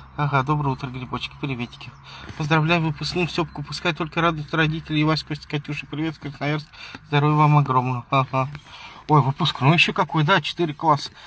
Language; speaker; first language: Russian; native; Russian